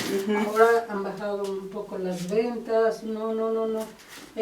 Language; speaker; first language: Spanish; native; Spanish